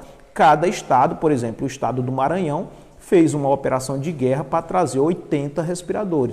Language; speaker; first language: Portuguese; native; Portuguese